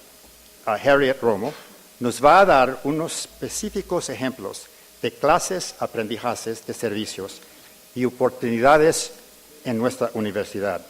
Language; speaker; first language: Spanish; early bilingual, heritage; English